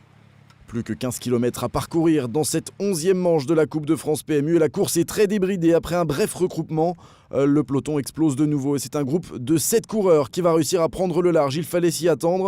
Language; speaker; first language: French; native; French